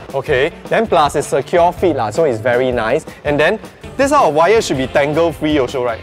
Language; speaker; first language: English; non-native, local second language; Chinese